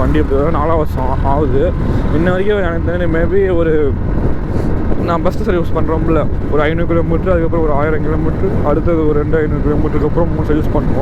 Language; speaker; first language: Tamil; native; Tamil